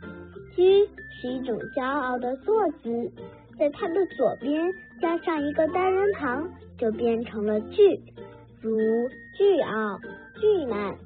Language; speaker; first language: Chinese; native; Chinese